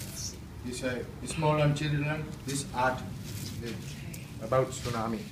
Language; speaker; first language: English; non-native, learner; Sinhala